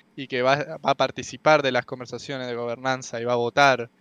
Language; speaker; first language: Spanish; native; Spanish